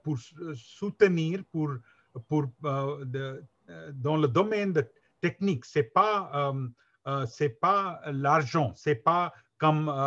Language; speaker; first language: French; non-native, learner; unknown